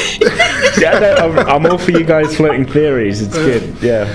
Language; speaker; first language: English; native; English